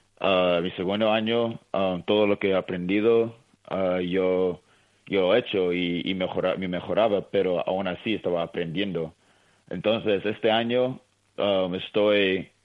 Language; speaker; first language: Spanish; early bilingual, heritage; Spanish